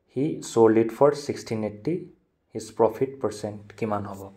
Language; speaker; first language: English; non-native, local second language; Assamese